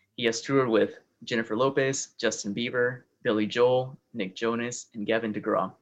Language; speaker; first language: English; early bilingual, other home language; Spanish